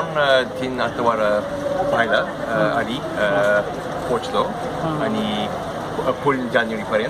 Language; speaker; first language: Marathi; non-native, learner; English